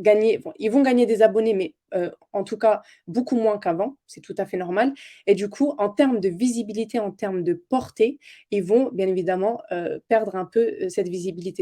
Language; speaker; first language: French; native; French